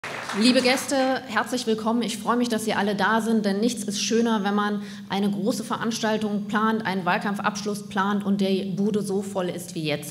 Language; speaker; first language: German; native; German